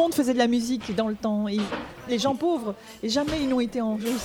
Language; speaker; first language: French; native; French